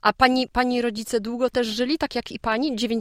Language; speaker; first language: Polish; native; Polish